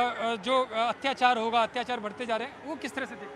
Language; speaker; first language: Hindi; native; Hindi